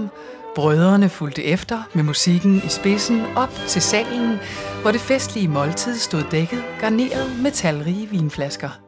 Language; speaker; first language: Danish; native; Danish